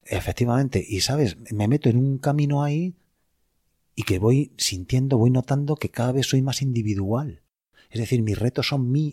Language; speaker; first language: Spanish; native; Spanish